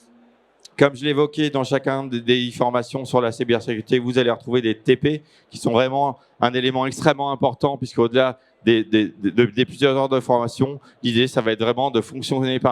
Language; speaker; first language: French; native; French